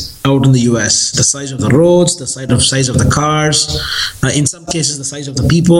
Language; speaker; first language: English; non-native, local second language; Tamil